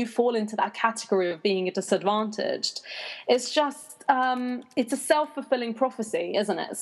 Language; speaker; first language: English; non-native, fluent; Persian